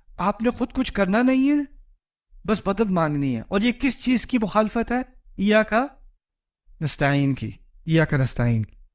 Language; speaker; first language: Urdu; early bilingual, heritage; Urdu